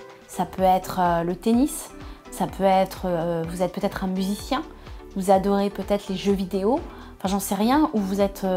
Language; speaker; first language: French; native; French